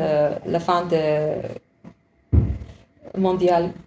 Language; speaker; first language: French; non-native, learner; Uzbek